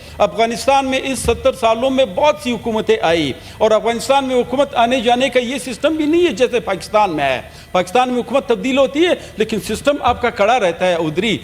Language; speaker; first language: Urdu; non-native, local second language; Pashto